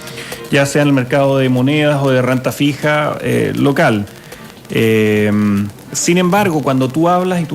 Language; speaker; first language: Spanish; native; Spanish